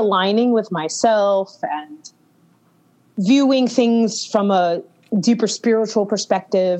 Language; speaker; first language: English; native; English